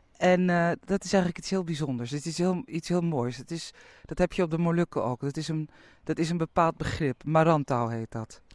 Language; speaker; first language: Dutch; native; Dutch